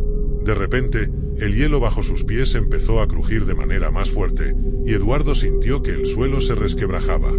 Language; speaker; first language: Spanish; native; Spanish